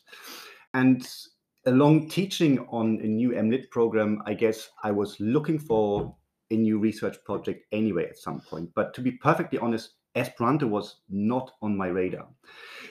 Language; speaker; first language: English; non-native, fluent; German